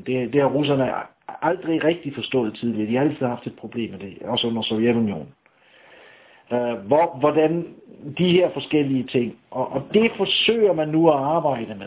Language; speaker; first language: Danish; native; Danish